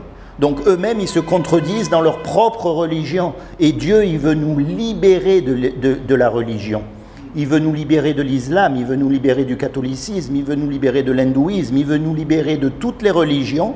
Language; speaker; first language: French; native; French